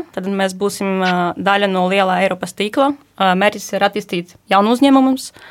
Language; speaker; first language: Latvian; non-native, fluent; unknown